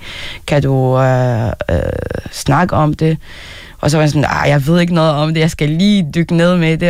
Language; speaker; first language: Danish; early bilingual, other home language; Arabic